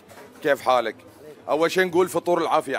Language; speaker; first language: Arabic; native; Arabic